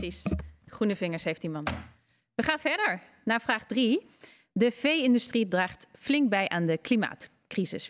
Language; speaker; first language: Dutch; native; Dutch